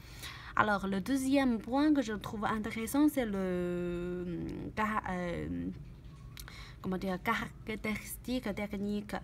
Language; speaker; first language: French; non-native, learner; Chinese